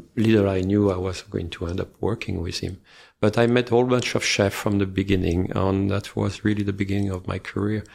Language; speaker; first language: English; non-native, fluent; French